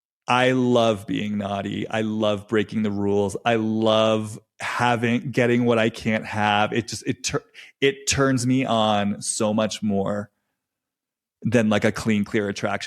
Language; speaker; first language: English; native; English